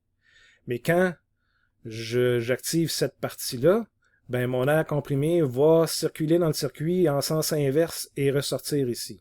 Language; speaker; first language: French; native; French